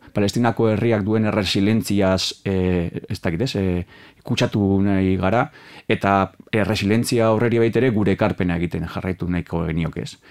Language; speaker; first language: Basque; native; Basque